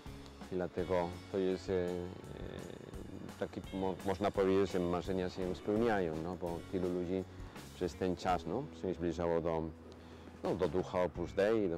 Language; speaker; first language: Polish; non-native, fluent; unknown